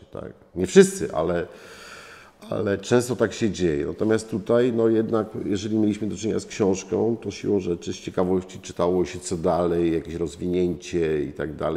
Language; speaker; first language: Polish; native; Polish